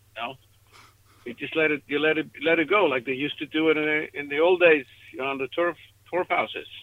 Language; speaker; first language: English; non-native, fluent; Icelandic